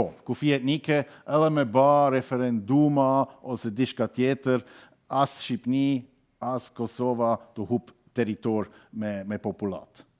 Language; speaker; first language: Albanian; non-native, fluent; German